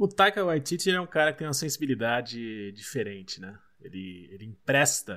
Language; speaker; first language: Portuguese; native; Portuguese